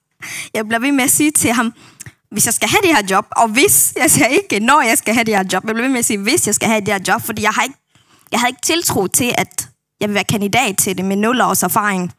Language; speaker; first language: Danish; non-native, local second language; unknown